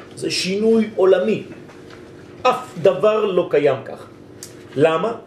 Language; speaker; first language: Hebrew; non-native, fluent; French